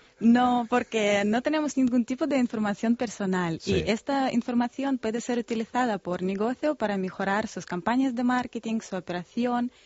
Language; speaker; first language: Spanish; non-native, fluent; Russian